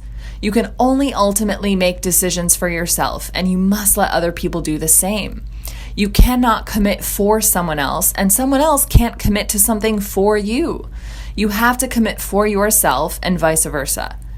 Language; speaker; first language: English; native; English